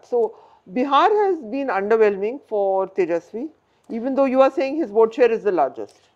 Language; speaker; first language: English; non-native, local second language; Hindi